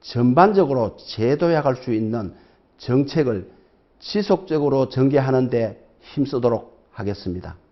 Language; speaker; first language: Korean; native; Korean